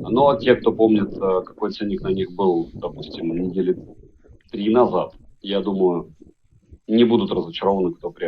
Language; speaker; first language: Russian; native; Russian